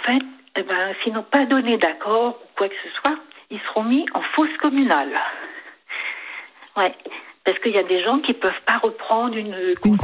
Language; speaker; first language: French; native; French